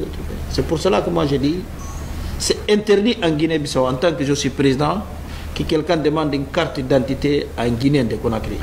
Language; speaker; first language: French; non-native, fluent; Upper Guinea Crioulo